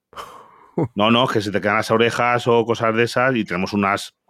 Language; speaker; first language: Spanish; native; Spanish